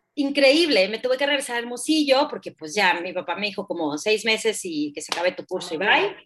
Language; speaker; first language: Spanish; native; Spanish